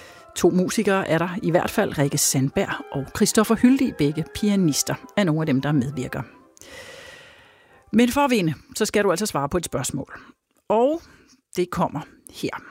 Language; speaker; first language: Danish; native; Danish